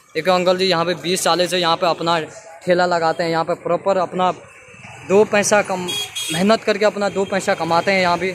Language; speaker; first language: Hindi; native; Hindi